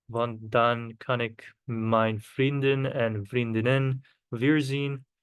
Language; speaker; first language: Dutch; non-native, learner; Korean